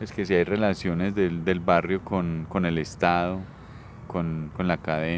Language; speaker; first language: Spanish; native; Spanish